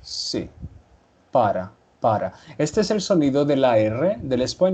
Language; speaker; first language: Spanish; non-native, fluent; Portuguese